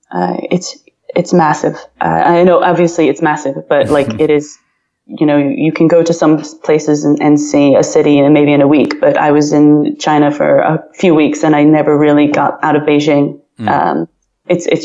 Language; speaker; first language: English; native; English